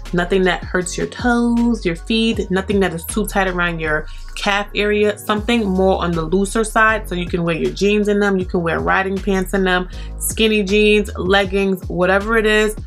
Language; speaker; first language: English; native; English